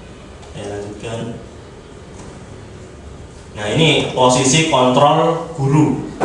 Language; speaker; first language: Indonesian; native; Indonesian